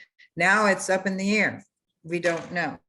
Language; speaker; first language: English; native; English